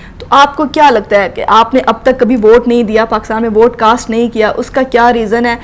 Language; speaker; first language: Urdu; native; Urdu